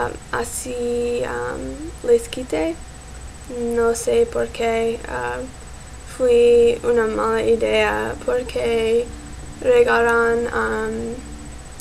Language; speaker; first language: Spanish; non-native, learner; English